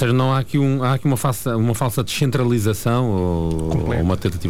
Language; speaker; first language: Portuguese; native; Portuguese